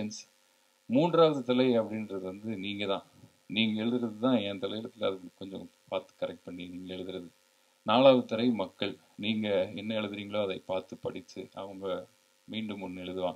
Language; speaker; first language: Tamil; native; Tamil